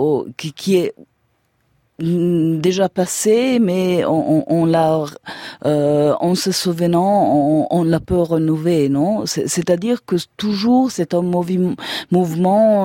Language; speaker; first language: French; non-native, fluent; German